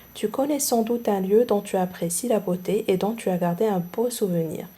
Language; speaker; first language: French; non-native, local second language; Arabic